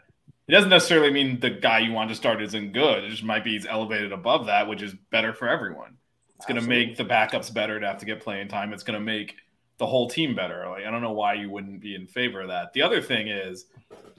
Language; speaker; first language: English; native; English